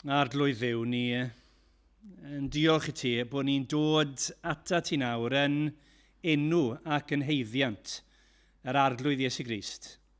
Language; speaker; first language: Welsh; native; Welsh